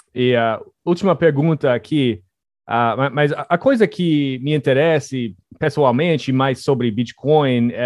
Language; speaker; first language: Portuguese; non-native, fluent; English